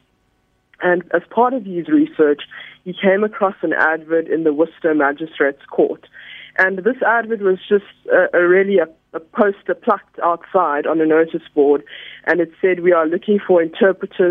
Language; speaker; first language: English; native; English